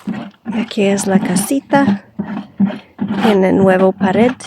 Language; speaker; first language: Spanish; non-native, learner; English